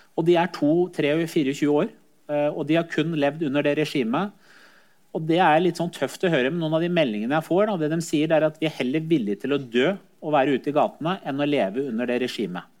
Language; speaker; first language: Norwegian; early bilingual, other home language; Persian